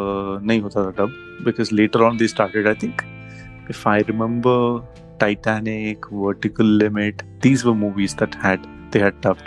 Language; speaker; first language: English; non-native, local second language; Tamil